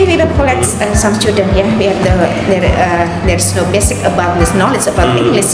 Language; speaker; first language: English; non-native, learner; Indonesian